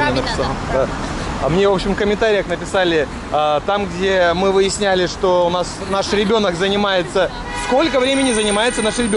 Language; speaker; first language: Russian; native; Russian